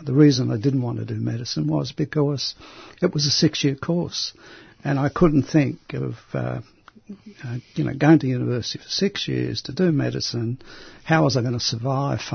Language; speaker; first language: English; non-native, local second language; Greek